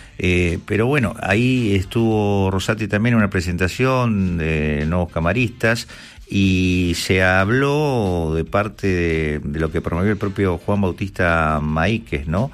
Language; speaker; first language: Spanish; native; Spanish